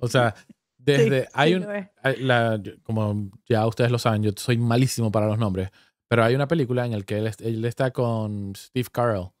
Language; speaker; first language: Spanish; native; Spanish